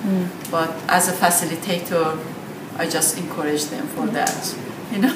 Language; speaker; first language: English; non-native, fluent; Persian